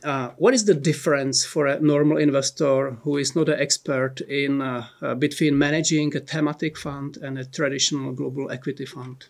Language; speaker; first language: English; non-native, fluent; Czech